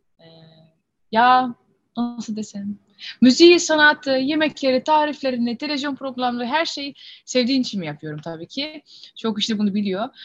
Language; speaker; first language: Turkish; early bilingual, heritage; Turkish